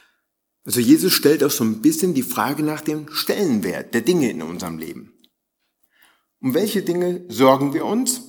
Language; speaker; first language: German; native; German